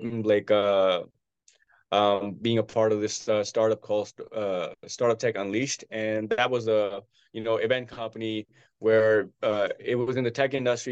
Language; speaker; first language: English; non-native, local second language; Hindi